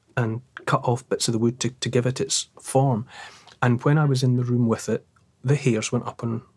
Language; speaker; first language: English; native; English